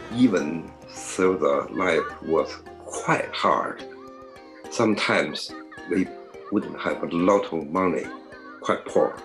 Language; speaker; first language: English; non-native, learner; Chinese